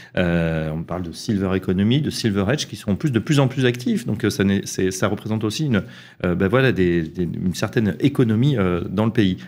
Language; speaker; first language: French; native; French